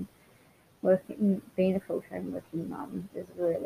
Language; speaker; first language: English; native; English